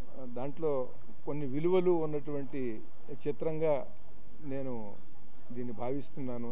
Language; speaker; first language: Telugu; native; Telugu